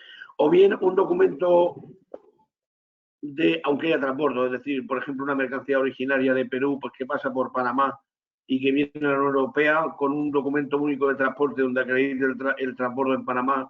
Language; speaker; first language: Spanish; native; Spanish